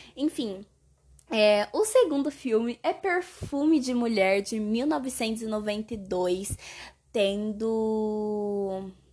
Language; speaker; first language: Portuguese; native; Portuguese